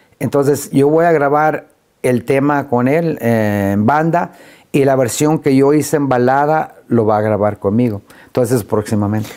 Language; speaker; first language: Spanish; early bilingual, heritage; Spanish